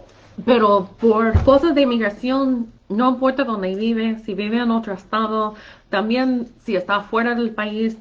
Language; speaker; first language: Spanish; non-native, fluent; English